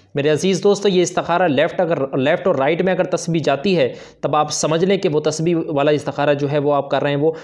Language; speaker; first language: Urdu; native; Urdu